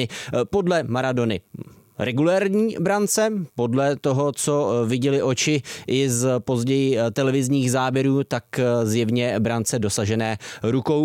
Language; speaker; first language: Czech; native; Czech